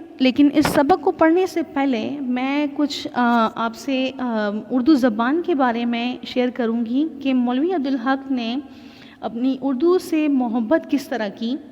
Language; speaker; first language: Urdu; non-native, local second language; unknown